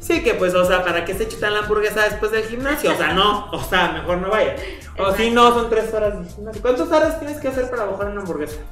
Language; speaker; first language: Spanish; native; Spanish